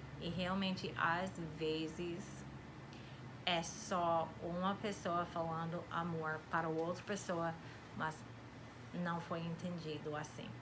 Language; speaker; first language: Portuguese; non-native, fluent; English